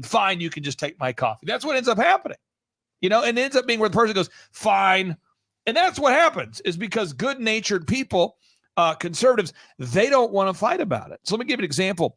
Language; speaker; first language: English; native; English